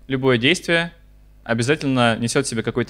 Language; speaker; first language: Russian; native; Russian